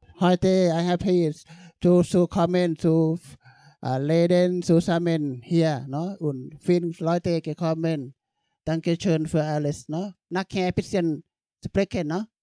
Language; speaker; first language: German; non-native, learner; Thai